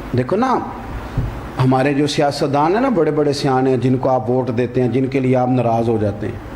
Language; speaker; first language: Urdu; non-native, local second language; Punjabi